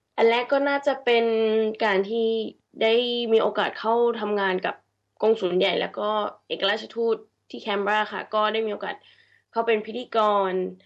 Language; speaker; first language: Thai; early bilingual, heritage; Thai